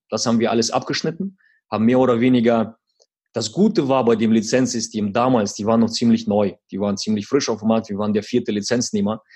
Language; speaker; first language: German; early bilingual, other home language; Russian